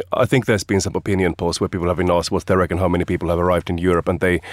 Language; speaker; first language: English; non-native, fluent; Finnish